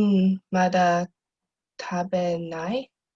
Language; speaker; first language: Japanese; non-native, learner; English